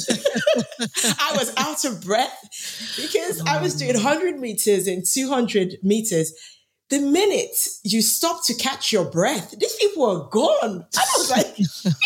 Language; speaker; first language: English; non-native, local second language; Yoruba